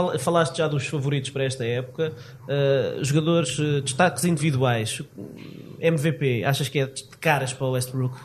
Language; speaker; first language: Portuguese; native; Portuguese